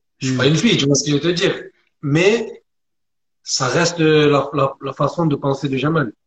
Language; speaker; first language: French; early bilingual, other home language; Arabic